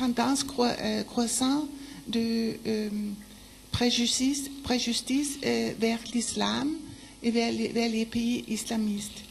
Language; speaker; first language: French; non-native, fluent; Danish